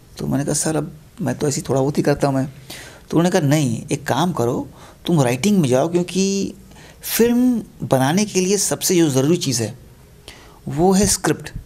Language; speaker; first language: Hindi; native; Hindi